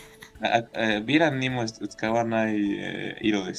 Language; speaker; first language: Japanese; non-native, fluent; Spanish